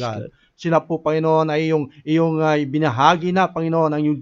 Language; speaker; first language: Filipino; native; Filipino